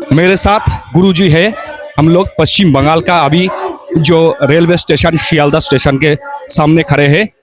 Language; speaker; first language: Hindi; non-native, local second language; Bangla